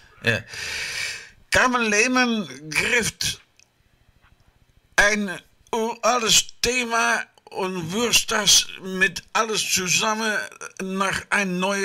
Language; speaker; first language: German; non-native, learner; Dutch